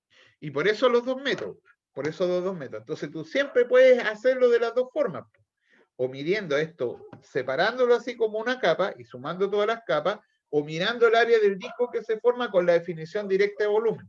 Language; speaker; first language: Spanish; native; Spanish